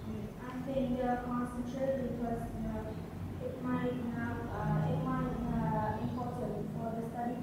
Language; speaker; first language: English; non-native, learner; Vietnamese